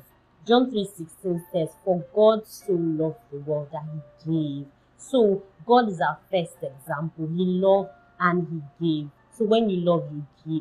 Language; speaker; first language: English; non-native, local second language; Yoruba